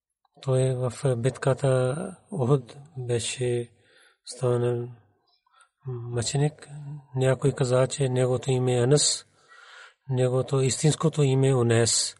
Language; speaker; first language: Bulgarian; non-native, learner; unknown